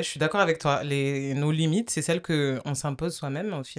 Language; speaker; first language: French; native; French